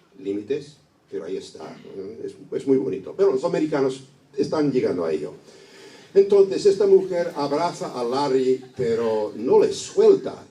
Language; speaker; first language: Spanish; non-native, fluent; English